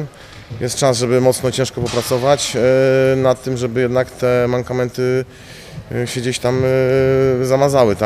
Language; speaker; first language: Polish; native; Polish